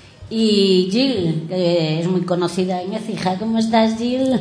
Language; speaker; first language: Spanish; native; Spanish